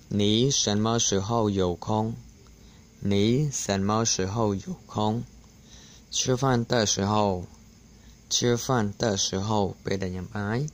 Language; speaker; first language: Chinese; non-native, learner; Khmer